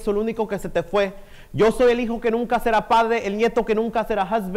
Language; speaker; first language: Spanish; early bilingual, heritage; Spanish